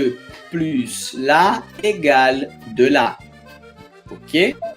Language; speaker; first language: French; non-native, fluent; Portuguese